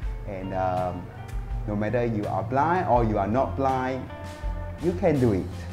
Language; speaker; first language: English; non-native, local second language; Chinese